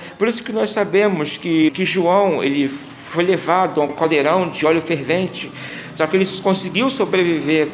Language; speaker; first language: Portuguese; native; Portuguese